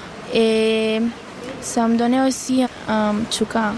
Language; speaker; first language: French; non-native, learner; Arabic